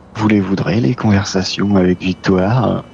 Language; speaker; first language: French; native; French